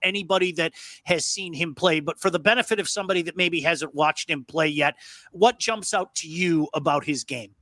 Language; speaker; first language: English; native; English